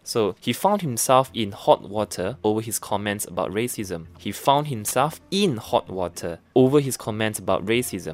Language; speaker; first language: English; non-native, local second language; Chinese